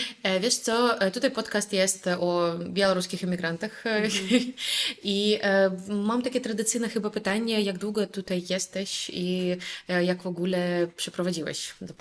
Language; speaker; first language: Polish; non-native, fluent; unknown